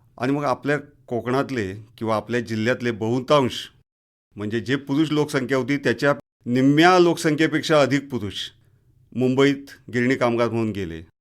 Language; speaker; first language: Marathi; native; Marathi